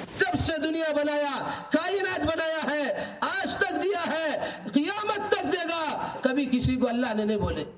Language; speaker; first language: Urdu; native; Urdu